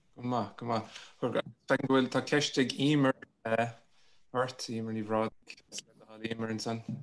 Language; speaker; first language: Irish; native; Irish